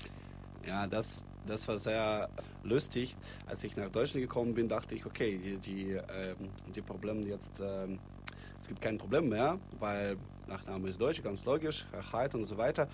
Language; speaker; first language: German; non-native, fluent; Russian